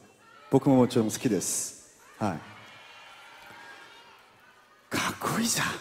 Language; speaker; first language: Japanese; non-native, fluent; Korean